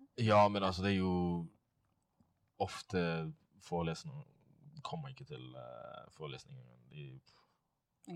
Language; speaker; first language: Norwegian; non-native, fluent; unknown